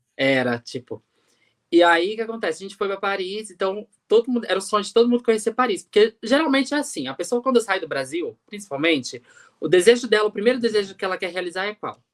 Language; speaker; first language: Portuguese; native; Portuguese